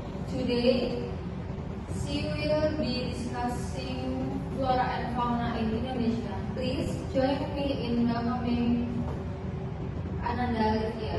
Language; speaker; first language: English; non-native, learner; Indonesian